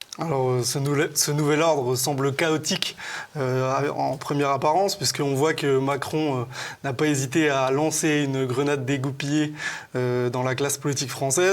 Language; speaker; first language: French; native; French